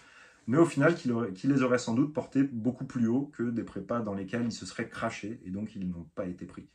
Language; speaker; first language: French; native; French